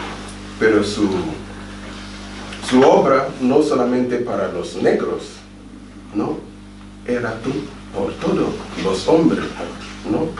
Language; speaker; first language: Spanish; non-native, fluent; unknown